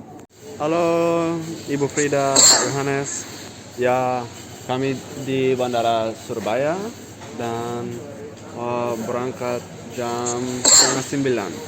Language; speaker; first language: Indonesian; non-native, learner; English